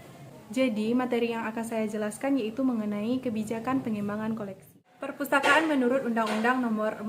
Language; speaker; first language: Indonesian; native; Indonesian